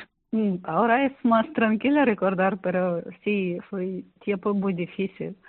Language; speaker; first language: Spanish; non-native, learner; Ukrainian